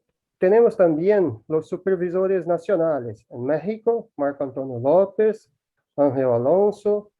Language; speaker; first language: Spanish; non-native, learner; Portuguese